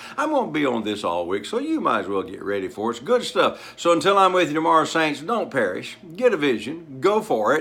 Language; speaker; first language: English; native; English